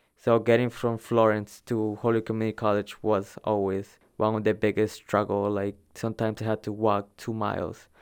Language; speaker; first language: English; early bilingual, other home language; Spanish